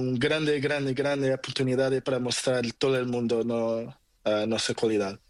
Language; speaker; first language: Spanish; non-native, learner; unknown